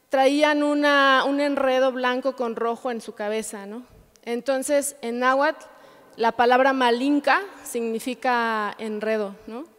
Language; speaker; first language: Spanish; native; Spanish